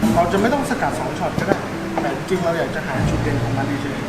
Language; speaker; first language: Thai; native; Thai